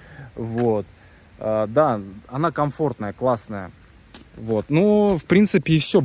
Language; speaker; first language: Russian; native; Russian